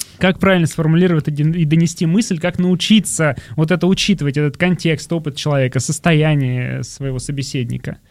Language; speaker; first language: Russian; native; Russian